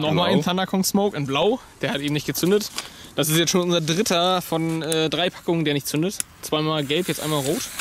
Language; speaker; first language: German; native; German